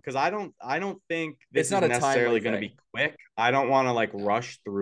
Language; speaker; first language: English; native; English